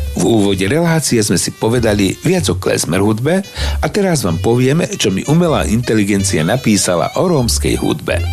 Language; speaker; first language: Slovak; native; Slovak